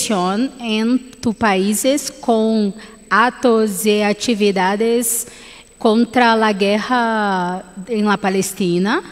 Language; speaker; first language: Spanish; non-native, learner; Portuguese